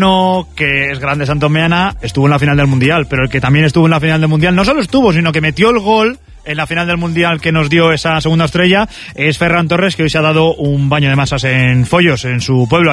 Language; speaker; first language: Spanish; native; Spanish